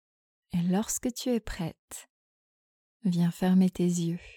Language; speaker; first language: French; native; French